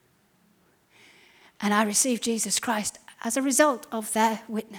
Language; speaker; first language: English; native; English